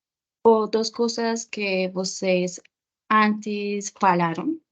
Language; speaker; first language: Portuguese; non-native, learner; Spanish